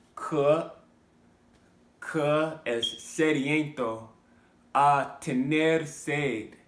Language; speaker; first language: Spanish; non-native, learner; English